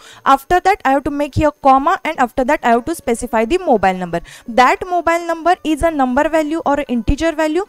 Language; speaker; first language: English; non-native, local second language; Marathi